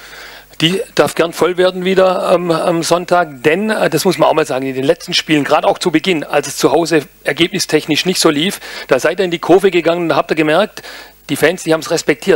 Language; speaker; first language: German; native; German